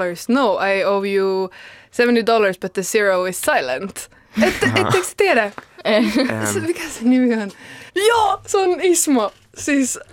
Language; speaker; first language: Finnish; early bilingual, heritage; Finnish